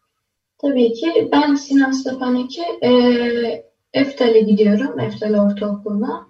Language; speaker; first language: Turkish; early bilingual, other home language; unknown